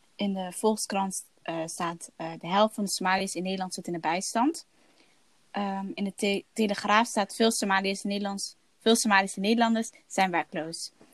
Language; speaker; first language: Dutch; early bilingual, other home language; Somali